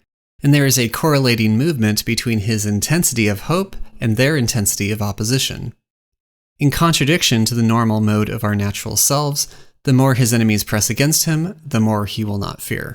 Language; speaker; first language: English; native; English